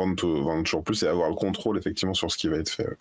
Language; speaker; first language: French; native; French